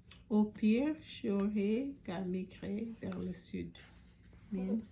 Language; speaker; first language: French; non-native, learner; English